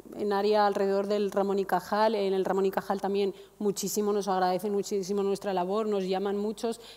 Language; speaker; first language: Spanish; non-native, fluent; Arabic